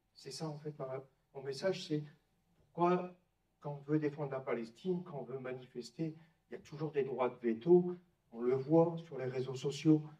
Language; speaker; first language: French; native; French